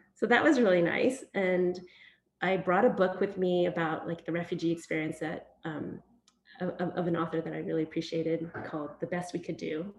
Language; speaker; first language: English; early bilingual, other home language; Vietnamese